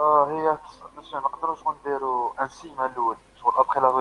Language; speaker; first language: Arabic; native; Arabic